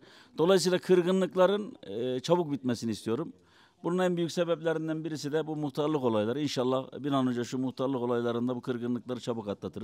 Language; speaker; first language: Turkish; native; Turkish